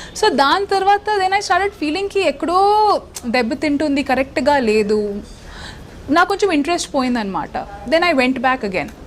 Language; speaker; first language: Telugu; non-native, local second language; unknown